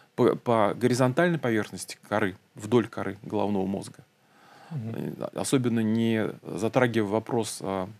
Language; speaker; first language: Russian; native; Russian